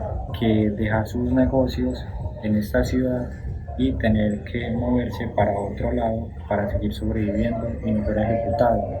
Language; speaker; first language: Spanish; native; Spanish